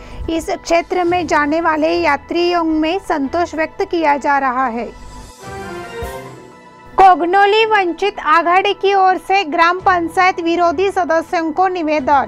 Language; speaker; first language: Hindi; non-native, local second language; Marathi